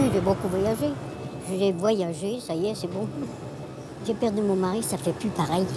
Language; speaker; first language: French; non-native, learner; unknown